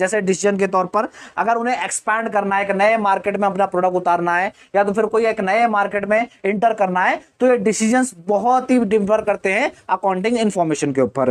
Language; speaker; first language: Hindi; native; Hindi